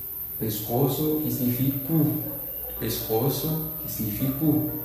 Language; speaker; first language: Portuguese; non-native, learner; Haitian Creole